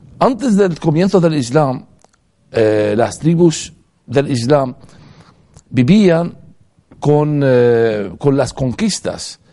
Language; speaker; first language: Spanish; non-native, fluent; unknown